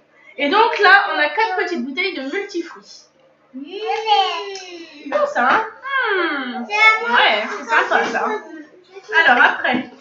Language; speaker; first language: French; native; French